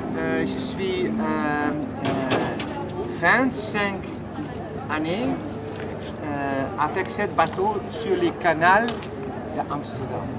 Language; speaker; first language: French; non-native, learner; Dutch